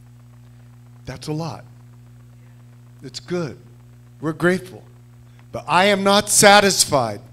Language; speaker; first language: English; native; English